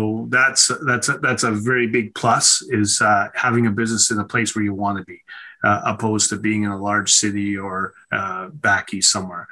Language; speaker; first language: English; native; English